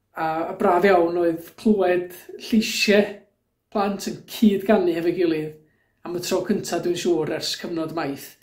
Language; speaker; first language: Welsh; native; Welsh